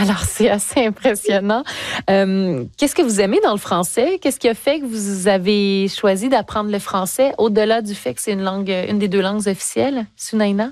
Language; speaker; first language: French; native; French